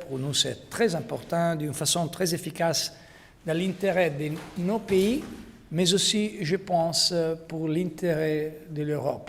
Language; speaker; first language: French; non-native, learner; Italian